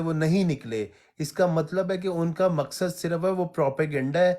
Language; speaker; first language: Urdu; native; Urdu